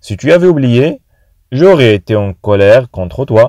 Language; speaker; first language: French; non-native, fluent; Arabic